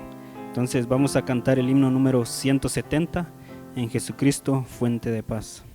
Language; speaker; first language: Spanish; native; Spanish